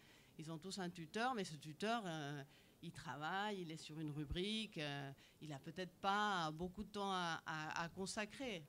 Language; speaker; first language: French; native; French